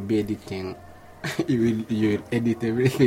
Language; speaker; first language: English; non-native, local second language; Kinyarwanda